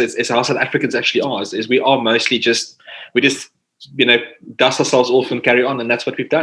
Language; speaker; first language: English; non-native, local second language; Afrikaans